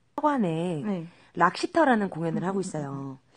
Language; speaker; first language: Korean; native; Korean